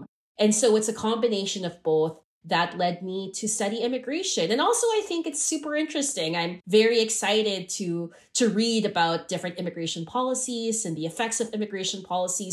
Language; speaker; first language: English; non-native, local second language; Filipino